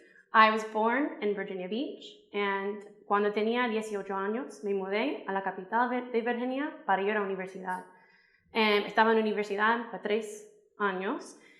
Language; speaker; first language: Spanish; non-native, fluent; English